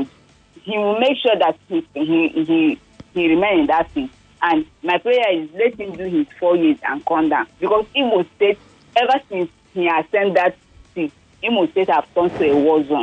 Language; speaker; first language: English; non-native, local second language; Igbo